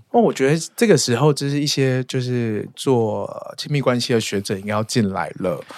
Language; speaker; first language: Chinese; native; Chinese